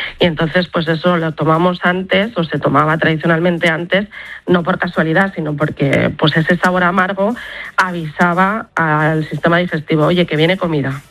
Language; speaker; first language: Spanish; native; Spanish